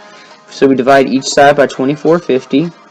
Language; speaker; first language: English; native; English